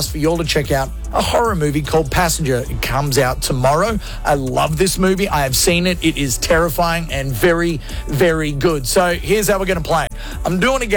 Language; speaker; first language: English; native; English